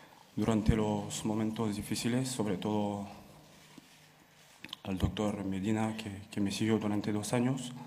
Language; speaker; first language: Spanish; non-native, fluent; French